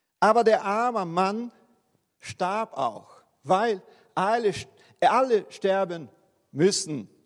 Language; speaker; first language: German; non-native, fluent; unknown